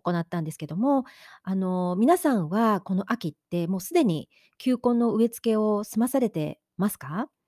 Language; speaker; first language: Japanese; native; Japanese